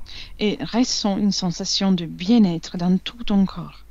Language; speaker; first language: French; non-native, fluent; Italian